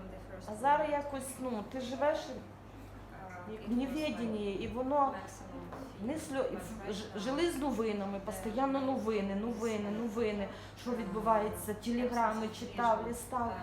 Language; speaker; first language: Ukrainian; native; Ukrainian